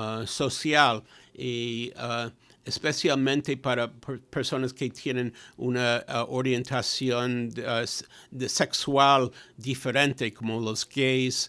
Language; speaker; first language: Spanish; non-native, fluent; English